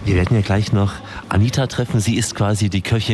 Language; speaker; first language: German; native; German